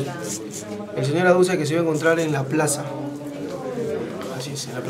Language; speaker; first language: Spanish; native; Spanish